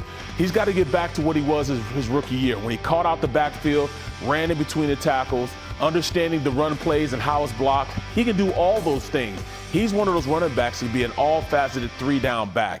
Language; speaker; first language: English; native; English